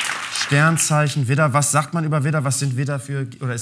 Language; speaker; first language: German; native; German